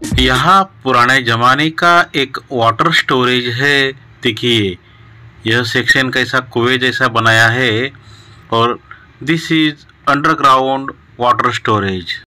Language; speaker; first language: Hindi; non-native, local second language; Marathi